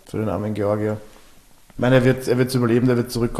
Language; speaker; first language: German; native; German